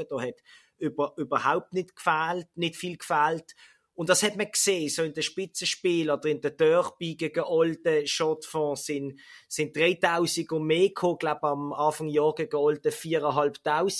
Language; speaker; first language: German; native; German